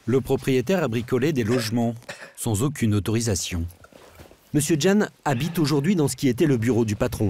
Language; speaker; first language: French; native; French